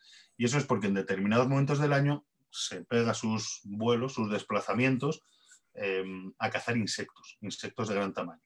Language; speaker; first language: Spanish; native; Spanish